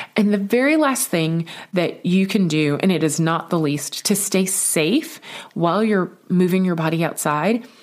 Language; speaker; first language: English; native; English